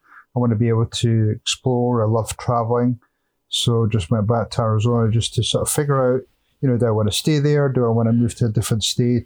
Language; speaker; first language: English; native; English